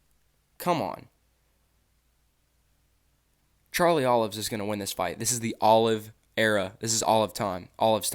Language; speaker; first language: English; native; English